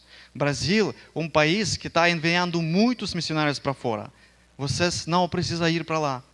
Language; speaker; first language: Portuguese; non-native, fluent; Ukrainian